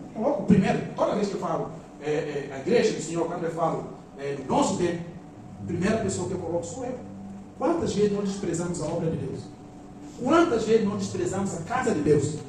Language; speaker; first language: Portuguese; non-native, local second language; Upper Guinea Crioulo